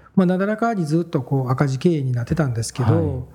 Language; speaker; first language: Japanese; native; Japanese